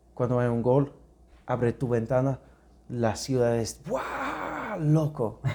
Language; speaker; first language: Spanish; non-native, learner; English